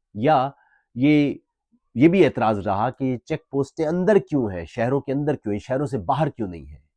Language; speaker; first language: Urdu; native; Urdu